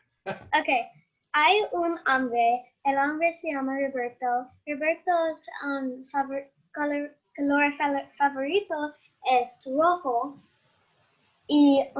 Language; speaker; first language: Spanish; non-native, learner; English